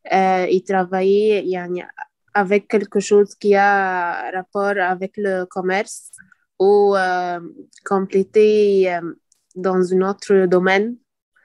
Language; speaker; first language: French; non-native, learner; Arabic